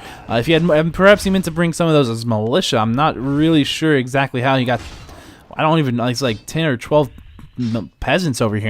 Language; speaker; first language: English; native; English